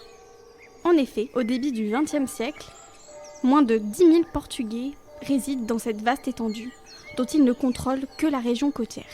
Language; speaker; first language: French; native; French